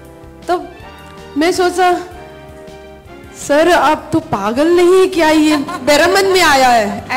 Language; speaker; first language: Hindi; non-native, local second language; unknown